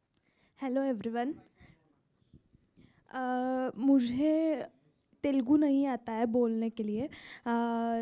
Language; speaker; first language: Hindi; non-native, local second language; Marathi